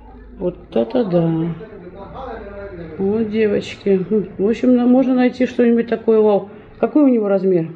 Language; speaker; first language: Russian; native; Russian